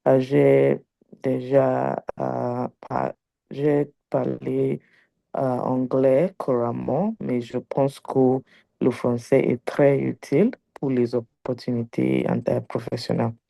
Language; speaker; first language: French; non-native, learner; Igbo